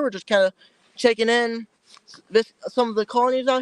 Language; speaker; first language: English; native; English